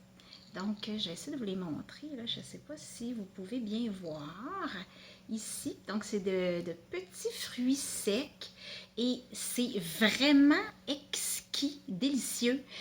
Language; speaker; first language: French; native; French